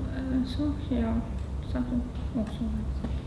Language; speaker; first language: English; non-native, learner; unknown